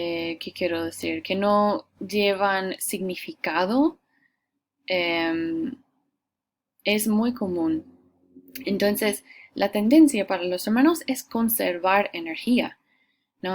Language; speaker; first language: Spanish; non-native, fluent; English